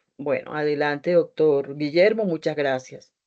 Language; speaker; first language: Spanish; native; Spanish